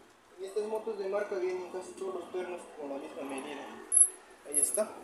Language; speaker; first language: Spanish; native; Spanish